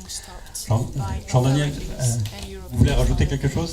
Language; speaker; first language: French; native; French